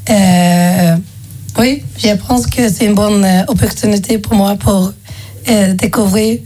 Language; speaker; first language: French; non-native, learner; Swedish